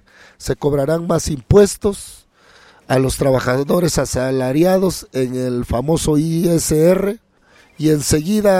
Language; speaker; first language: Spanish; native; Spanish